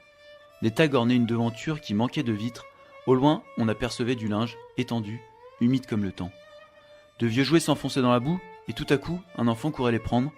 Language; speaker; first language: French; native; French